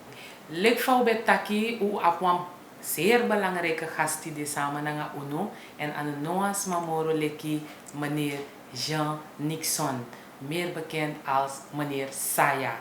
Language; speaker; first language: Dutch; non-native, learner; Haitian Creole